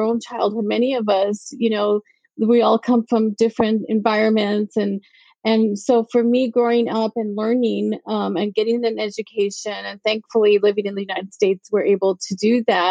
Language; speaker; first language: English; native; English